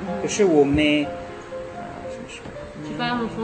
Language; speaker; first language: Chinese; non-native, learner; French